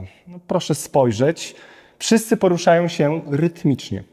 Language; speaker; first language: Polish; native; Polish